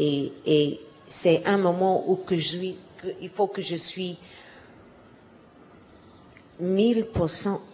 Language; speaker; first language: French; non-native, learner; English